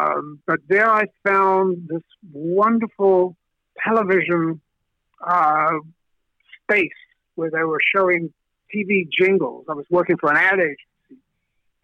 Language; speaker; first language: English; native; English